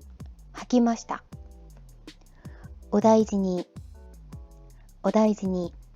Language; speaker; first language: Japanese; non-native, fluent; Korean